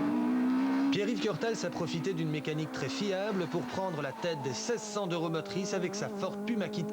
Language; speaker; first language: French; native; French